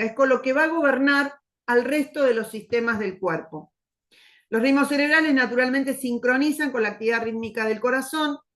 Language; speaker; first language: Spanish; native; Spanish